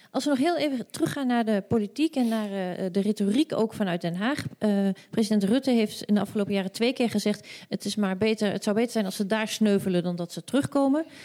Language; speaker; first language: Dutch; native; Dutch